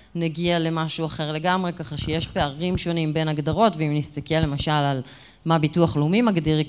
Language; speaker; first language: Hebrew; native; Hebrew